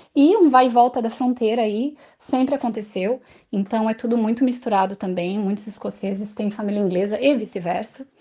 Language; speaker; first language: Portuguese; native; Portuguese